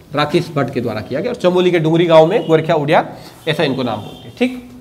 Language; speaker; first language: Hindi; native; Hindi